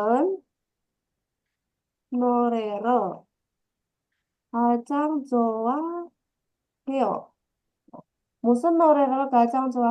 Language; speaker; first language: Korean; non-native, fluent; Indonesian